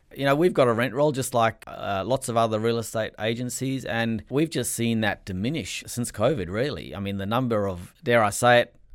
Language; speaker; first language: English; native; English